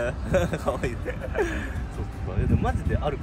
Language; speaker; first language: Japanese; native; Japanese